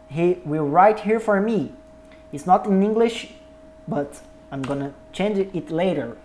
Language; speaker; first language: English; non-native, learner; Portuguese